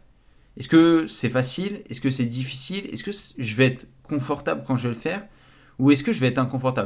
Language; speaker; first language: French; native; French